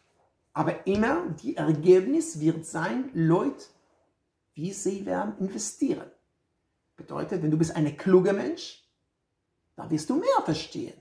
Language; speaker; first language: German; non-native, fluent; Hebrew